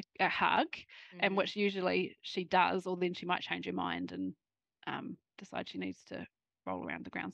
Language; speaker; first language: English; native; English